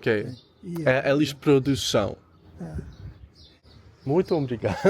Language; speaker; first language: Portuguese; non-native, learner; English